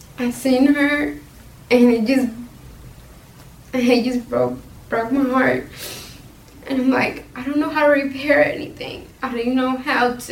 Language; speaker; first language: English; early bilingual, other home language; Spanish